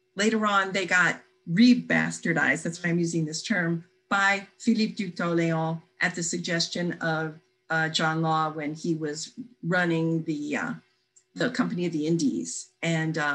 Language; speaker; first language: English; native; English